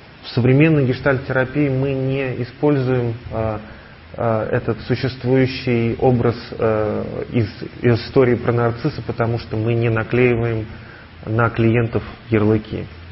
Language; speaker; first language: Russian; native; Russian